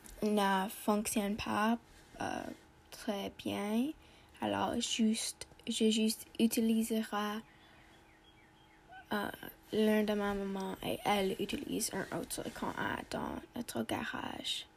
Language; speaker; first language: French; non-native, learner; English